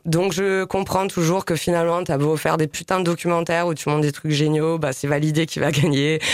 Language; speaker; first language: French; native; French